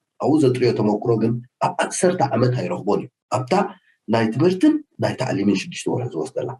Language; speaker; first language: Tigrinya; native; Tigrinya